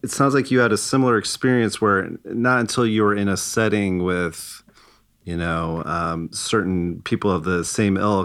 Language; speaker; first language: English; native; English